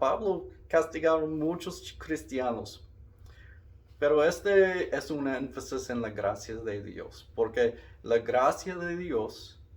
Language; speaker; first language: Spanish; non-native, learner; English